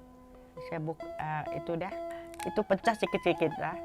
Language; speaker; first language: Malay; non-native, local second language; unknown